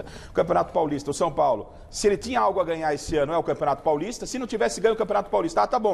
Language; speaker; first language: Portuguese; native; Portuguese